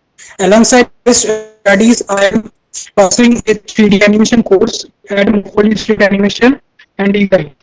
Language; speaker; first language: English; non-native, learner; Bangla